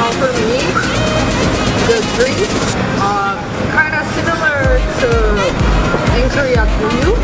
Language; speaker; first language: English; non-native, learner; Korean